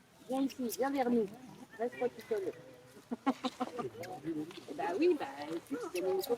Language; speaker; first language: French; native; French